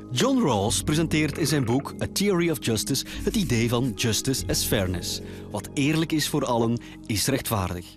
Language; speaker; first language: Dutch; native; Dutch